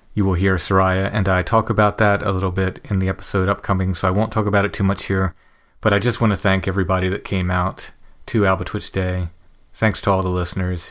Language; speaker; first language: English; native; English